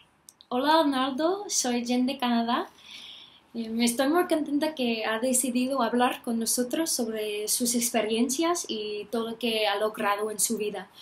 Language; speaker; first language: Spanish; non-native, learner; English